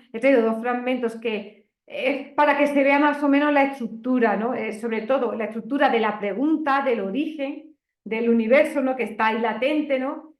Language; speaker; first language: Spanish; native; Spanish